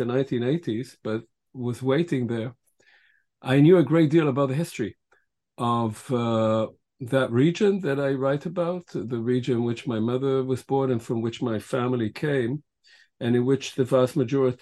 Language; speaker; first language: English; non-native, fluent; Hebrew